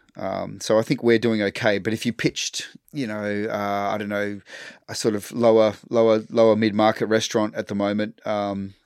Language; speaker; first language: English; native; English